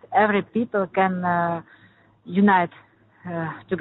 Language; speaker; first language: English; non-native, learner; Ukrainian